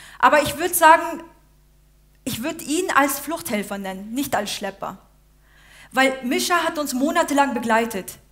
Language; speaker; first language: German; early bilingual, other home language; Uyghur